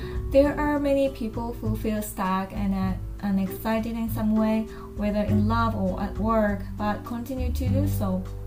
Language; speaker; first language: English; non-native, fluent; Japanese